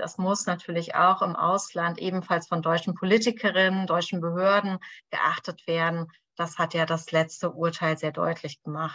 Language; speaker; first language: German; native; German